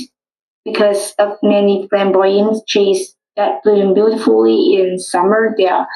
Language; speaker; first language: English; non-native, learner; Vietnamese